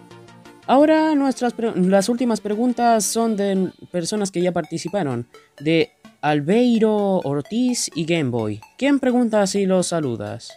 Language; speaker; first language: Spanish; native; Spanish